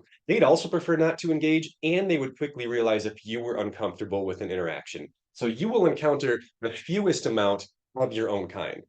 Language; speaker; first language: English; native; English